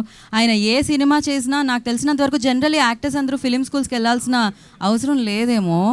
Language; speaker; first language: Telugu; native; Telugu